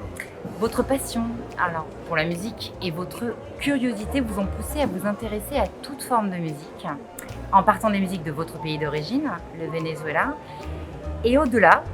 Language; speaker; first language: French; native; French